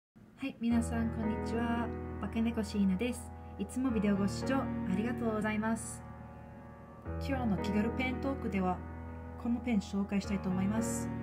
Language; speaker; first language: Japanese; non-native, fluent; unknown